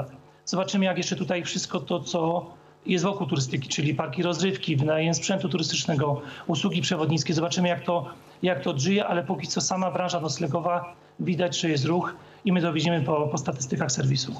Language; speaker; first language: Polish; native; Polish